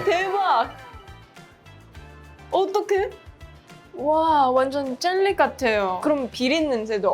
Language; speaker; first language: Korean; non-native, fluent; Chinese